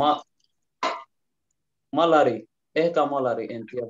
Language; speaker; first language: Finnish; non-native, learner; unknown